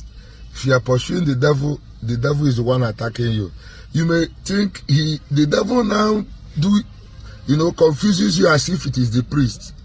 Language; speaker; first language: English; non-native, local second language; Igbo